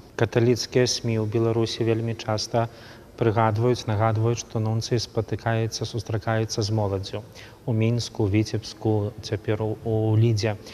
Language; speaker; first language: Belarusian; native; Belarusian